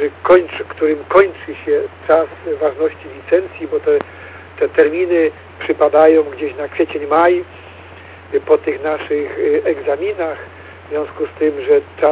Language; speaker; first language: Polish; native; Polish